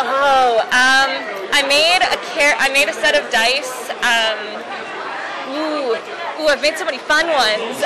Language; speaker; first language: English; native; English